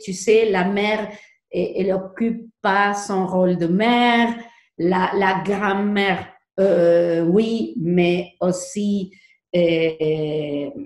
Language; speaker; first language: French; non-native, learner; Spanish